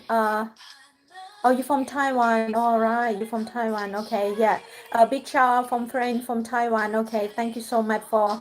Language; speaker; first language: English; non-native, fluent; Thai